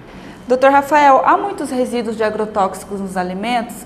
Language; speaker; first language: Portuguese; native; Portuguese